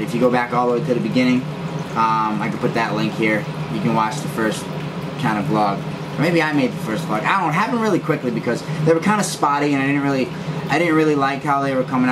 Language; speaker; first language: English; native; English